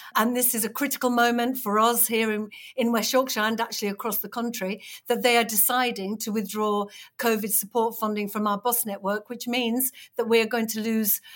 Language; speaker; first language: English; native; English